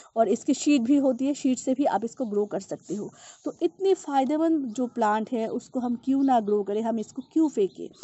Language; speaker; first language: Hindi; non-native, local second language; Bangla